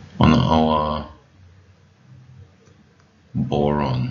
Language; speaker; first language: English; non-native, fluent; German